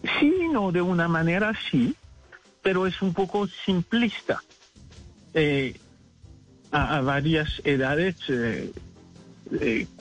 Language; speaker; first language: Spanish; non-native, fluent; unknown